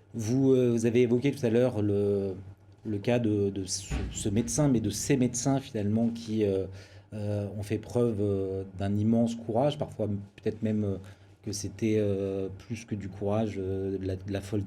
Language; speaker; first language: French; native; French